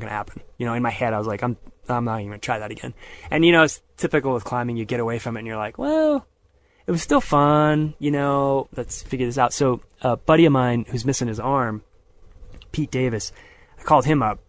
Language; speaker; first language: English; native; English